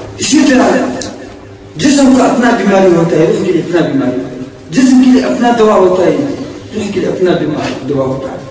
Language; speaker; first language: Urdu; non-native, local second language; Pashto